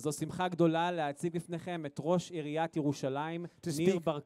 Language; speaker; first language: Hebrew; native; Hebrew